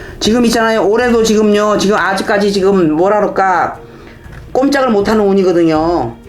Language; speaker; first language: Korean; native; Korean